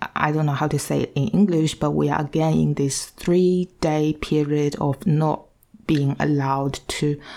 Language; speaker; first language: English; non-native, fluent; Chinese